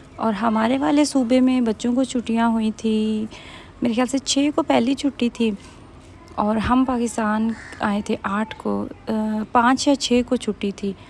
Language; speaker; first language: Urdu; native; Urdu